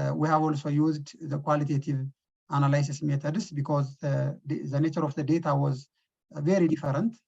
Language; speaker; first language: English; non-native, local second language; Amharic